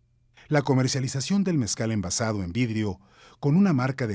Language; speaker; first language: Spanish; native; Spanish